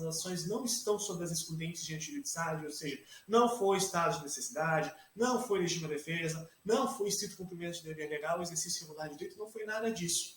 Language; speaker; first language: Portuguese; native; Portuguese